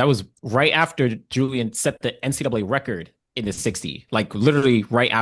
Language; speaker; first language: English; native; English